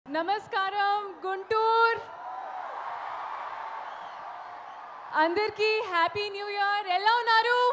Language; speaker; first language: Telugu; non-native, learner; Hindi